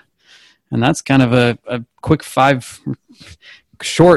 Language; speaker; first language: English; native; English